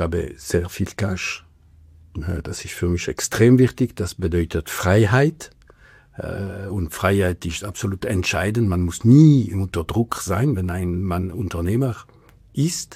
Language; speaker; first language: German; non-native, local second language; French